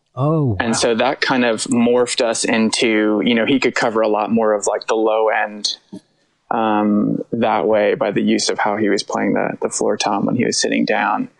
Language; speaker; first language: English; native; English